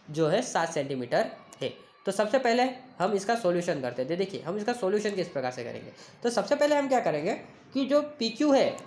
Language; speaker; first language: Hindi; non-native, local second language; Gujarati